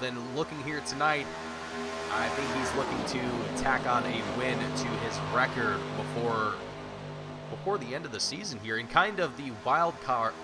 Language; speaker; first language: English; native; English